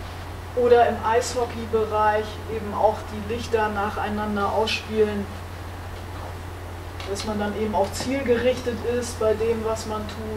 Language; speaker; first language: German; native; German